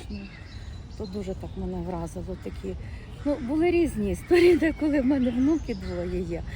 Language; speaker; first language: Ukrainian; native; Ukrainian